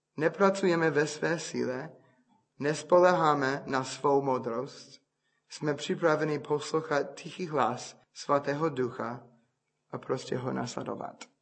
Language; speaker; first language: Czech; non-native, fluent; English